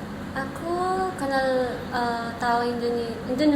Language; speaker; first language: Indonesian; non-native, learner; Filipino